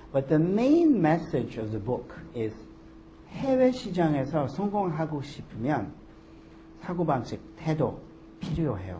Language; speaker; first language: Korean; non-native, learner; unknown